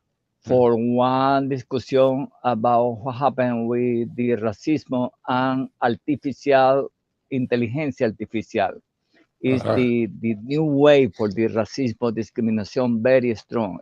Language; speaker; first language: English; non-native, learner; Portuguese